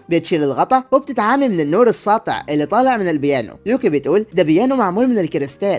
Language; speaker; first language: Arabic; native; Arabic